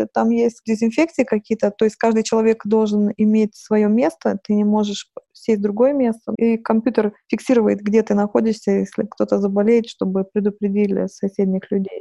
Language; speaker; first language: Russian; non-native, fluent; Lithuanian